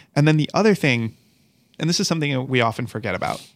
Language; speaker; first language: English; native; English